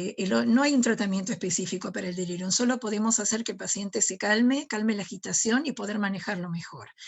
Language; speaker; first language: Spanish; native; Spanish